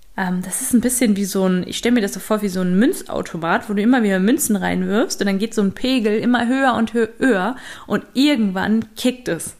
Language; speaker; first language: German; native; German